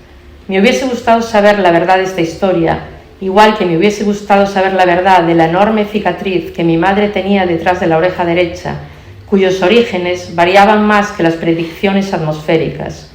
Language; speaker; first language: Spanish; native; Spanish